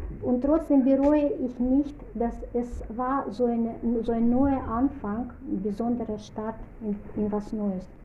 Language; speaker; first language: German; non-native, fluent; Russian